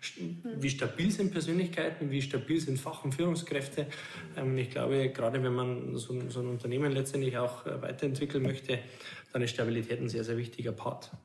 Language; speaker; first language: German; native; German